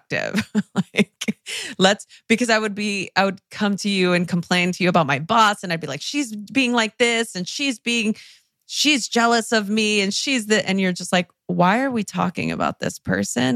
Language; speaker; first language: English; early bilingual, other home language; Spanish